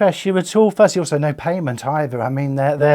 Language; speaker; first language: English; native; English